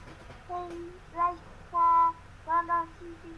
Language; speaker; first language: English; non-native, learner; Vietnamese